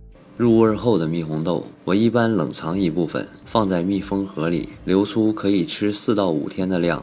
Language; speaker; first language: Chinese; native; Chinese